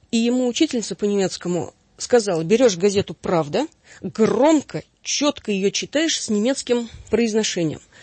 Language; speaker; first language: Russian; native; Russian